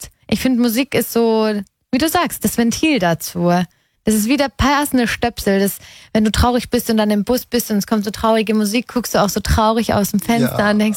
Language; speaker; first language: German; native; German